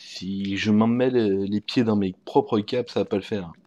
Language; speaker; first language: French; native; French